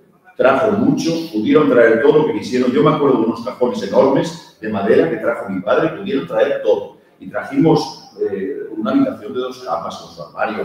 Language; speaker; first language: Spanish; early bilingual, heritage; Spanish